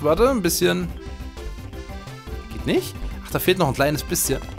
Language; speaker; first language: German; native; German